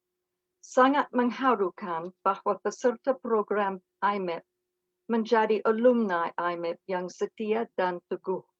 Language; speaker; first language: Indonesian; non-native, fluent; English